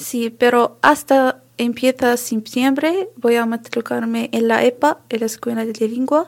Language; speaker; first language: Spanish; non-native, learner; Arabic